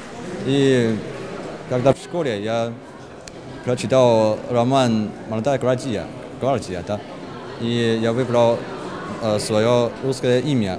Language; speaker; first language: Russian; non-native, fluent; Chinese